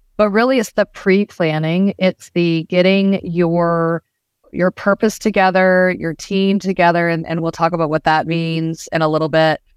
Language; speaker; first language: English; native; English